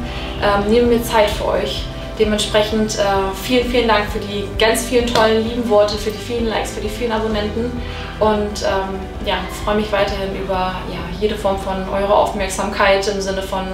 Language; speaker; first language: German; native; German